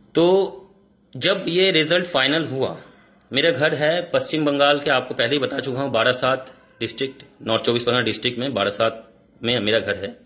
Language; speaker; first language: Hindi; non-native, local second language; Bangla